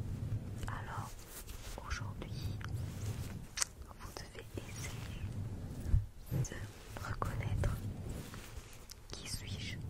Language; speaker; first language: French; non-native, fluent; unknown